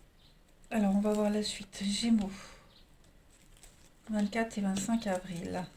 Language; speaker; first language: French; native; French